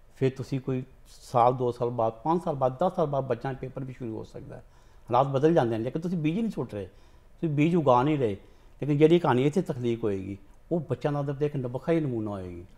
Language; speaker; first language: Punjabi; native; Punjabi